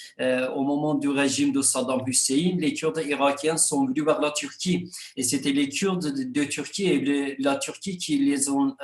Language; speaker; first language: French; non-native, fluent; Kurdish